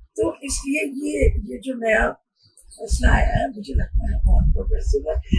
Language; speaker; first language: Hindi; non-native, local second language; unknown